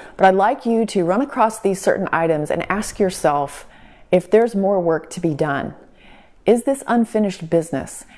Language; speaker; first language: English; native; English